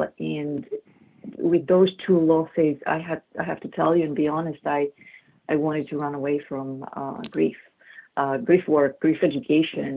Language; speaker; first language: English; non-native, fluent; Greek